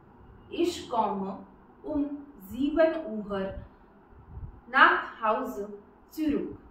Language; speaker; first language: German; non-native, fluent; Marathi